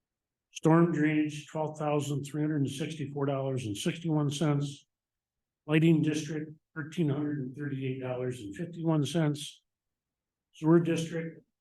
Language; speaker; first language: English; native; English